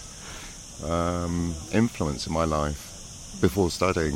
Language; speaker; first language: English; native; English